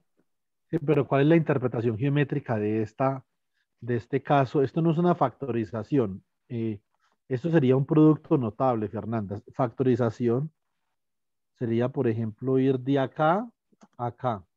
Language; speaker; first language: Spanish; native; Spanish